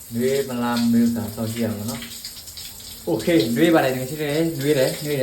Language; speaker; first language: Burmese; native; Burmese